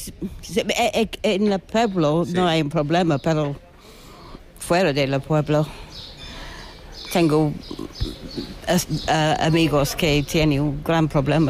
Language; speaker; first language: Spanish; non-native, learner; English